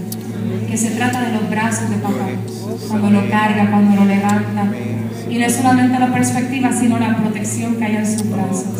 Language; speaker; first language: Spanish; native; Spanish